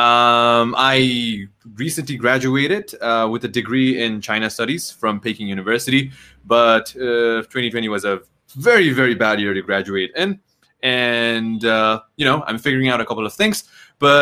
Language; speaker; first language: English; non-native, local second language; Nepali